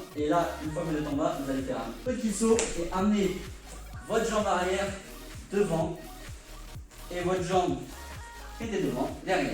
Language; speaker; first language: French; native; French